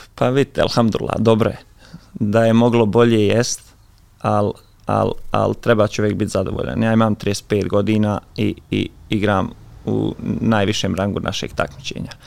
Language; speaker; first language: Bosnian; native; Bosnian